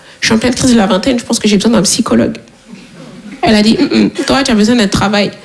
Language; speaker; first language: French; native; French